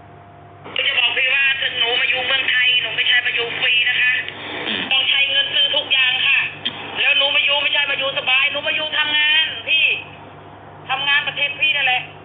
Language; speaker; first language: Thai; non-native, fluent; Khmer